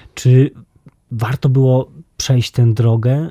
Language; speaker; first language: Polish; native; Polish